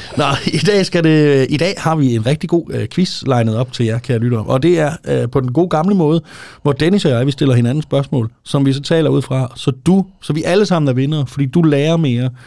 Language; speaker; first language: Danish; native; Danish